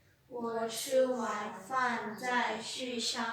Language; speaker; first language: Chinese; non-native, learner; Lao